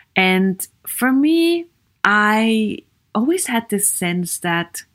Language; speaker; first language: English; non-native, fluent; German